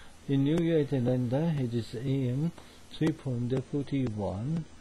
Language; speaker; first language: English; non-native, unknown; Chinese